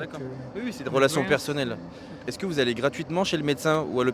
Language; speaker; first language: French; native; French